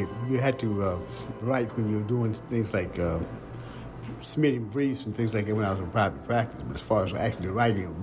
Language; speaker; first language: English; native; English